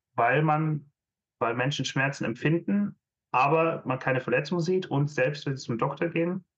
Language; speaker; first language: German; native; German